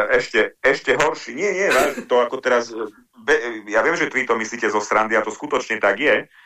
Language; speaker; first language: Slovak; non-native, local second language; Hungarian